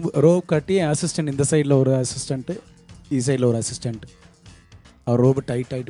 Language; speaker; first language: Malayalam; non-native, learner; Tamil